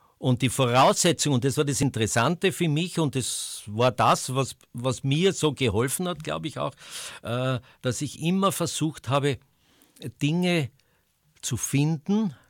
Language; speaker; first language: German; native; German